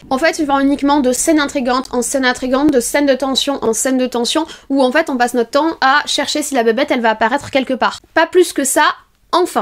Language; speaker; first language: French; native; French